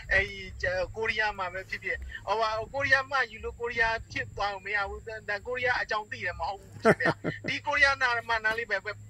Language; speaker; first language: Burmese; native; Burmese